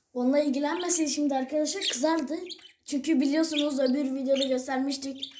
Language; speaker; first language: Turkish; native; Turkish